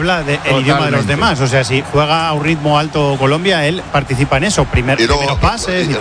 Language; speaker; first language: Spanish; native; Spanish